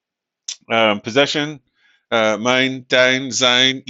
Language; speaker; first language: German; non-native, fluent; English